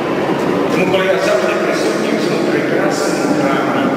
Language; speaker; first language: Ukrainian; non-native, local second language; Rusyn